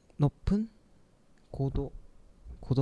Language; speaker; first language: Korean; non-native, learner; Chinese